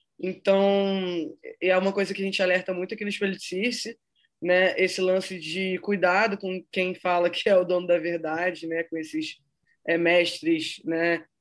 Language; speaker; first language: Portuguese; native; Portuguese